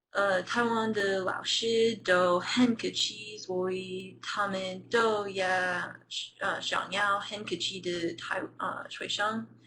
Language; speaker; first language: Chinese; non-native, learner; English